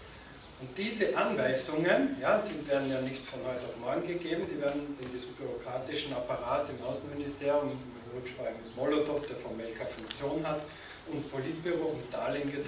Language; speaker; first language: German; native; German